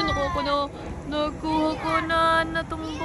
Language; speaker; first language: Filipino; non-native, local second language; Iloko